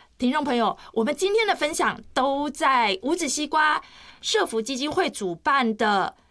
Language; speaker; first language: Chinese; native; Chinese